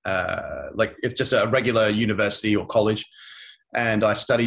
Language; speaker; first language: English; native; English